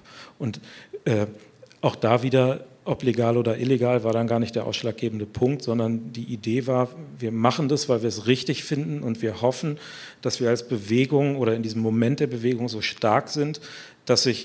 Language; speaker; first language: German; native; German